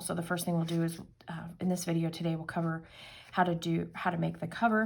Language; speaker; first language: English; native; English